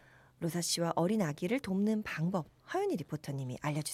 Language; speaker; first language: Korean; native; Korean